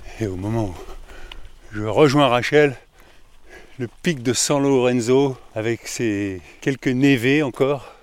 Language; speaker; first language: French; native; French